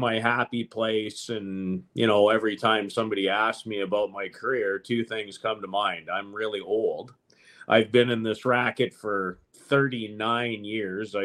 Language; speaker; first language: English; native; English